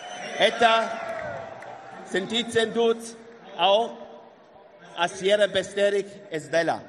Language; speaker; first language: Basque; non-native, learner; English